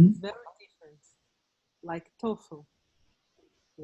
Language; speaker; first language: English; non-native, learner; Portuguese